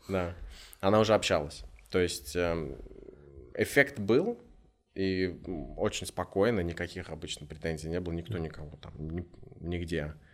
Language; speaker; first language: Russian; native; Russian